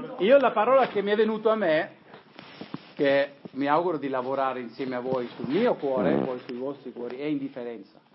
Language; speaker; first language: Italian; non-native, fluent; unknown